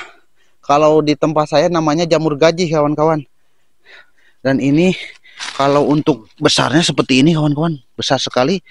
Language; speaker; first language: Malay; non-native, local second language; Sundanese